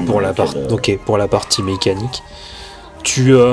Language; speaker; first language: French; native; French